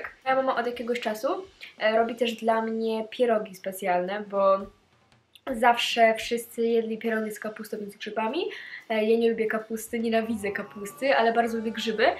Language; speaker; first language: Polish; native; Polish